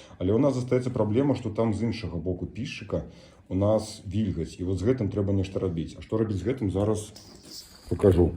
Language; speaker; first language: Belarusian; native; Belarusian